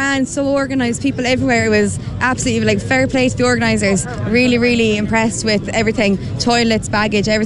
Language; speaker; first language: English; native; English